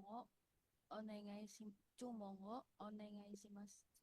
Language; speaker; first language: Japanese; non-native, learner; Indonesian